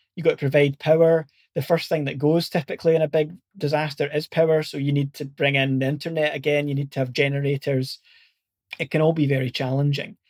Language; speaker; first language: English; native; English